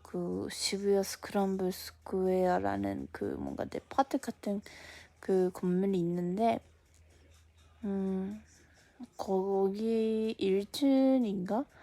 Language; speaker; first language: Korean; non-native, fluent; Japanese